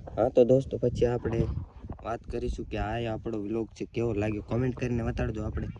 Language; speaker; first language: Gujarati; non-native, local second language; Bhili